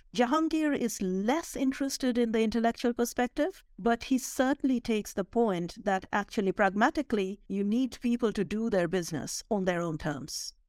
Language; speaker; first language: English; non-native, local second language; Bangla